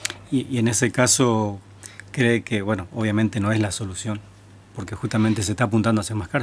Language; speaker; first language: Spanish; native; Spanish